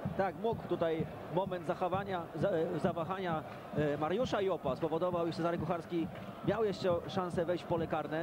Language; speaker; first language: Polish; native; Polish